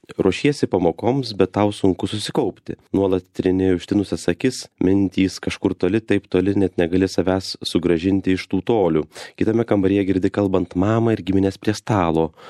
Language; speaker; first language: Lithuanian; native; Lithuanian